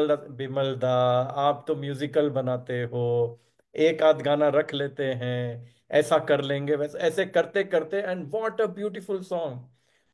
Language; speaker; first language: Hindi; native; Hindi